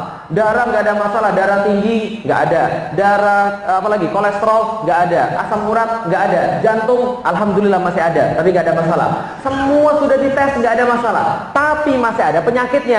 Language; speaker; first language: Indonesian; native; Indonesian